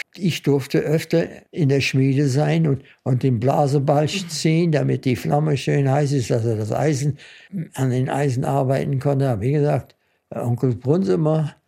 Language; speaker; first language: German; native; German